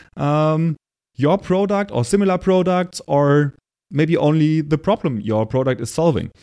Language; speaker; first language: English; non-native, fluent; German